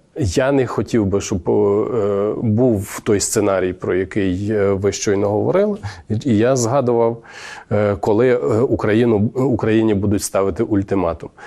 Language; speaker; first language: Ukrainian; native; Ukrainian